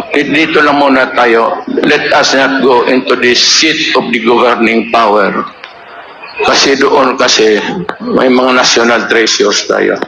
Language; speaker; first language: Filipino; non-native, local second language; Cebuano